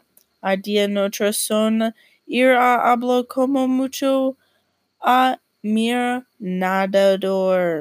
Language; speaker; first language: Spanish; non-native, learner; English